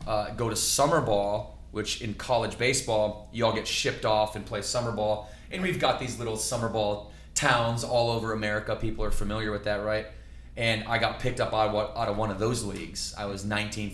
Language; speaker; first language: English; native; English